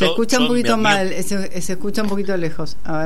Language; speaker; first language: Spanish; native; Spanish